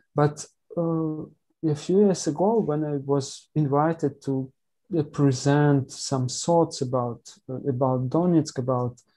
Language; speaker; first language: English; non-native, learner; Ukrainian